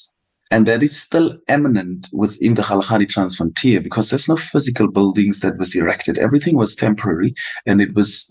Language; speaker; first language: English; non-native, local second language; Afrikaans